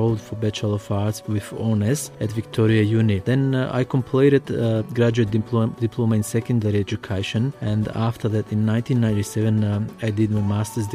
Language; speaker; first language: English; non-native, fluent; Macedonian